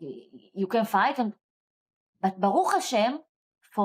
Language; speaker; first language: English; non-native, learner; Hebrew